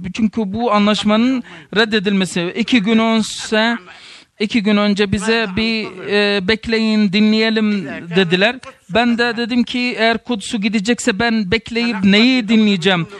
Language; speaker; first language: Turkish; non-native, fluent; Arabic